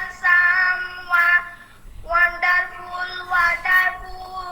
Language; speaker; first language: English; non-native, learner; Bangla